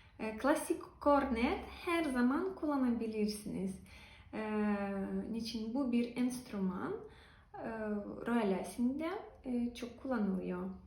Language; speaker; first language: Turkish; non-native, learner; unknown